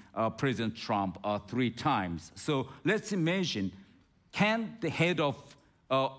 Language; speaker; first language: English; non-native, fluent; Korean